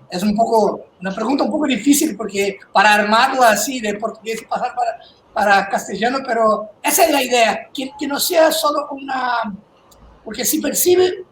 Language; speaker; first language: Spanish; non-native, fluent; Portuguese